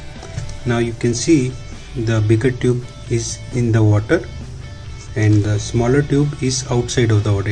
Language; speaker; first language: English; non-native, local second language; Hindi